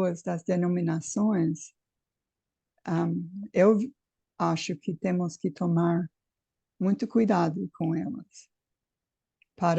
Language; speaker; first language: Portuguese; non-native, fluent; English